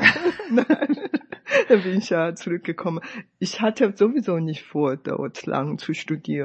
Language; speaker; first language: German; non-native, fluent; Chinese